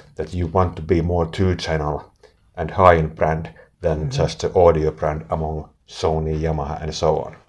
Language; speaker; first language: English; non-native, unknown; Finnish